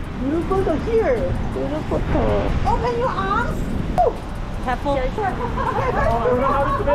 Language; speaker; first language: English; non-native, learner; Korean